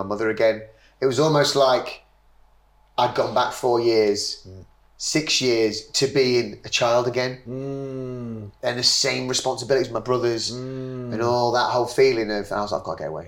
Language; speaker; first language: English; native; English